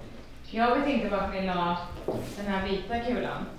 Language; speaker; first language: Swedish; native; Swedish